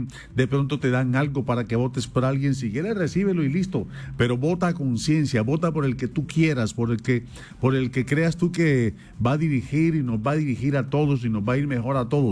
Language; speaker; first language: Spanish; native; Spanish